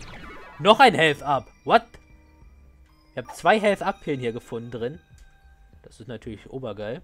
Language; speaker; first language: German; native; German